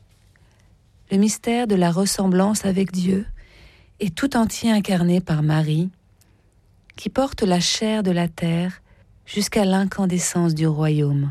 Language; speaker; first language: French; native; French